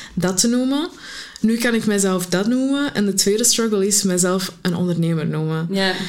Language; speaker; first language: Dutch; early bilingual, other home language; Arabic